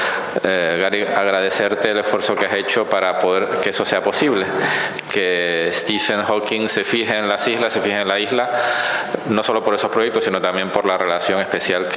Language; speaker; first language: Spanish; native; Spanish